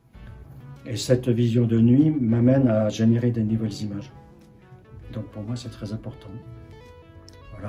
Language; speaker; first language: French; native; French